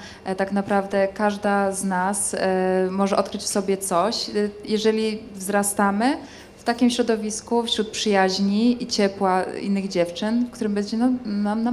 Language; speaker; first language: Polish; native; Polish